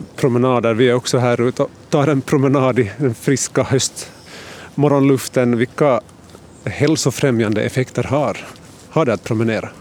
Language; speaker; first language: Swedish; native; Swedish